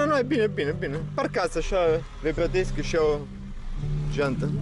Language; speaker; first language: Romanian; non-native, learner; Italian